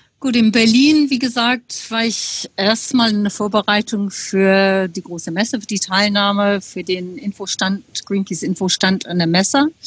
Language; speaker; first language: German; non-native, fluent; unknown